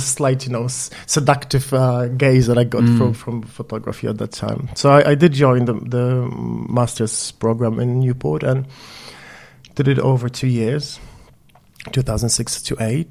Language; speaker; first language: English; non-native, fluent; Polish